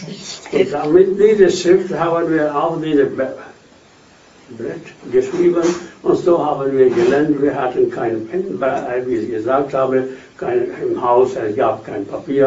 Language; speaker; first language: German; non-native, fluent; Hindi